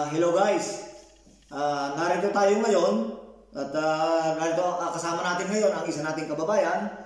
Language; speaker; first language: Filipino; non-native, local second language; Cebuano